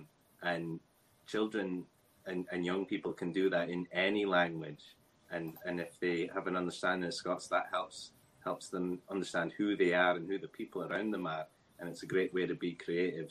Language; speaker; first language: English; native; English